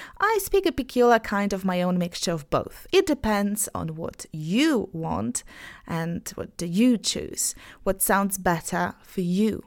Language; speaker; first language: English; non-native, fluent; Polish